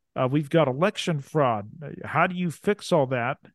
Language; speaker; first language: English; native; English